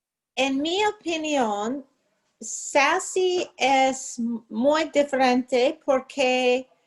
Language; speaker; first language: Spanish; non-native, learner; English